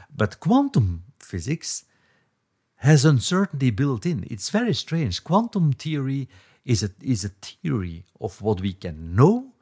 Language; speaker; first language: English; non-native, fluent; Dutch